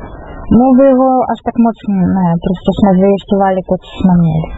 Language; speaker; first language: Czech; non-native, fluent; Russian